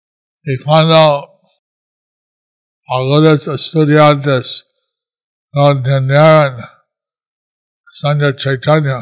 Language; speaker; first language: Spanish; non-native, learner; English